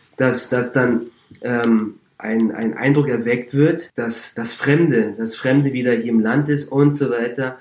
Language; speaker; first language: German; native; German